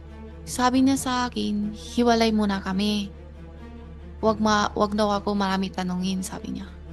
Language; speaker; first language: Filipino; non-native, learner; Chinese